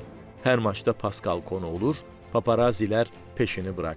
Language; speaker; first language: Turkish; native; Turkish